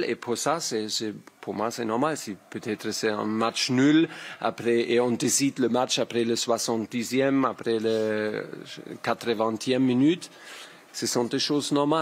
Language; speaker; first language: French; non-native, learner; German